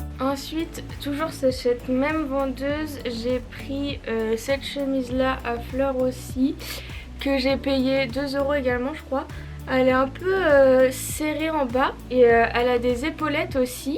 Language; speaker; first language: French; native; French